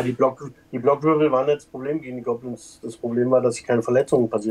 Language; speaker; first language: German; native; German